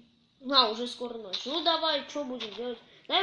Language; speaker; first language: Russian; native; Russian